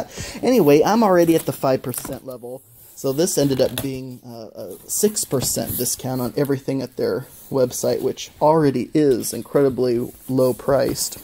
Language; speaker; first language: English; native; English